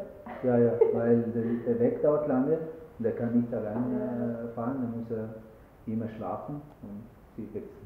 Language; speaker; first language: German; non-native, learner; Arabic